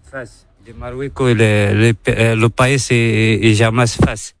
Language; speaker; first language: Spanish; non-native, learner; Arabic